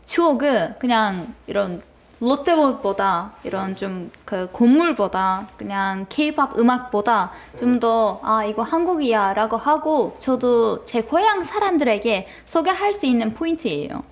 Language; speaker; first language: Korean; non-native, fluent; Turkish